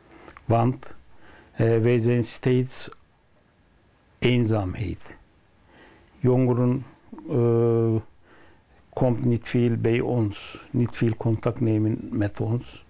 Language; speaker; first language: Dutch; non-native, learner; Turkish